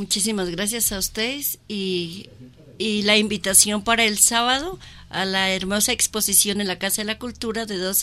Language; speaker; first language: Spanish; native; Spanish